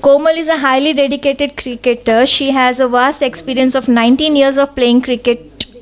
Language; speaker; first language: English; non-native, local second language; Marathi